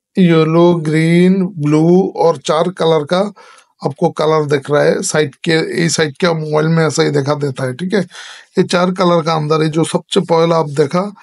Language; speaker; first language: Hindi; non-native, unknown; Bangla